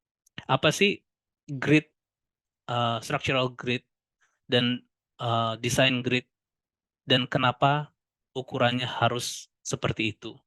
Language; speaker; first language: Indonesian; native; Indonesian